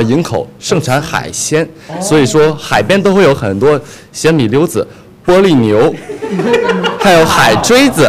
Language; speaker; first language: Chinese; native; Chinese